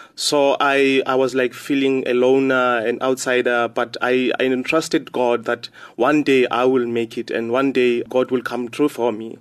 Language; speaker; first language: English; non-native, local second language; Xhosa